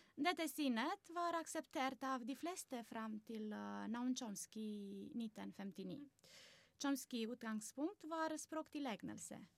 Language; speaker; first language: Norwegian; non-native, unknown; Romanian